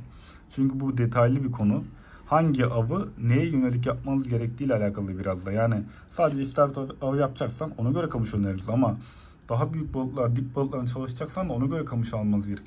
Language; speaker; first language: Turkish; native; Turkish